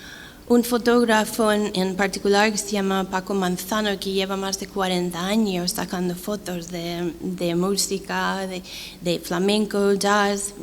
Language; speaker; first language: Spanish; non-native, fluent; English